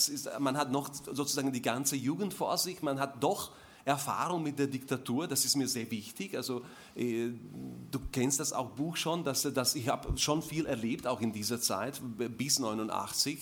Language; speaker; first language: German; non-native, fluent; Slovak